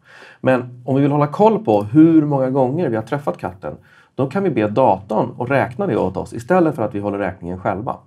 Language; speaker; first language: Swedish; native; Swedish